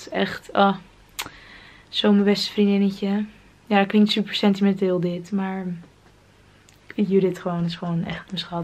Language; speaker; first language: Dutch; native; Dutch